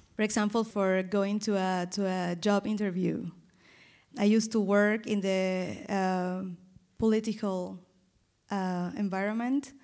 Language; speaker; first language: English; non-native, fluent; Spanish